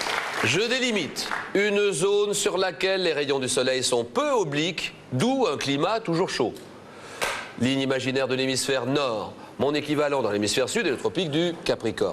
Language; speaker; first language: French; native; French